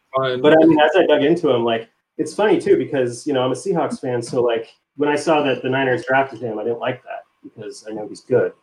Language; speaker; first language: English; native; English